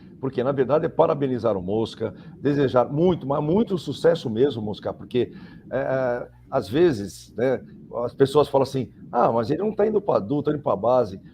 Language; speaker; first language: Portuguese; native; Portuguese